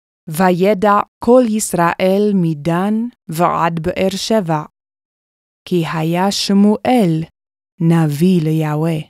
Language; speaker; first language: Hebrew; non-native, fluent; English